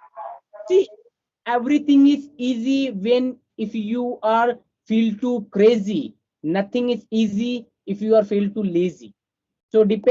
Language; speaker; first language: English; non-native, fluent; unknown